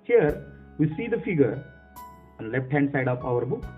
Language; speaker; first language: English; non-native, local second language; Marathi